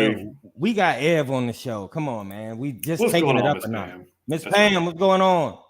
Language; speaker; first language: English; native; English